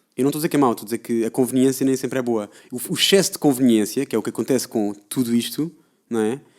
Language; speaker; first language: Portuguese; native; Portuguese